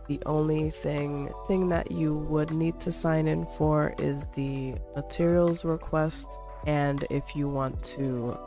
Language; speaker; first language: English; native; English